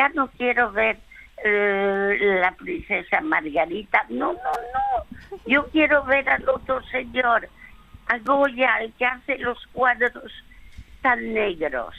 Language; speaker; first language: Spanish; early bilingual, other home language; French